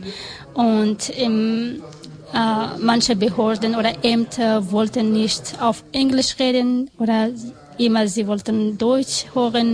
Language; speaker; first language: German; non-native, learner; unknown